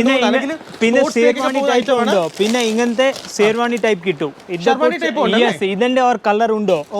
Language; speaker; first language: Malayalam; non-native, local second language; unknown